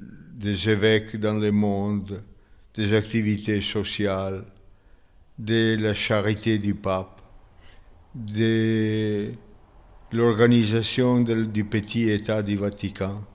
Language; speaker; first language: French; non-native, fluent; Italian